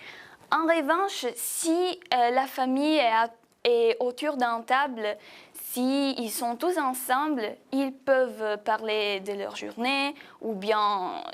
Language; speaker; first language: French; non-native, fluent; Italian